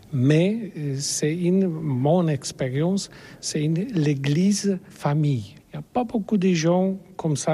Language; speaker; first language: French; non-native, learner; Polish